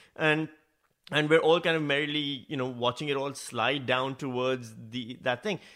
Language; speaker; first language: English; non-native, local second language; Urdu